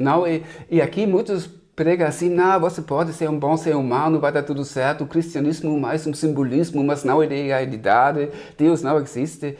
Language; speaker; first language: Portuguese; non-native, fluent; German